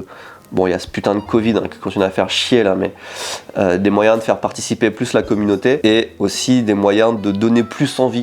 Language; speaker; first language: French; native; French